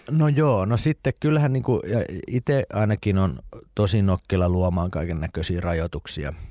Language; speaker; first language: Finnish; native; Finnish